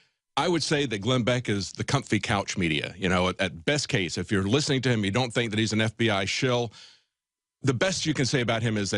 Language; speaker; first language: English; native; English